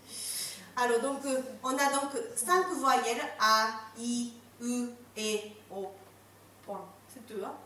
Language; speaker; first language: French; non-native, fluent; Japanese